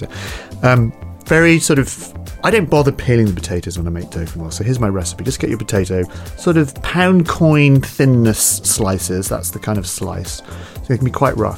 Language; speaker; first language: English; native; English